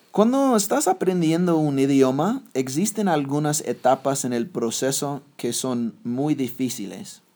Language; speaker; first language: Spanish; non-native, fluent; English